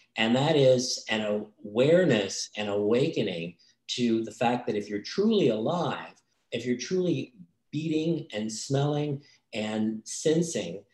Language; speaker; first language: English; native; English